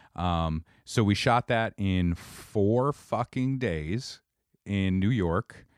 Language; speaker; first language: English; native; English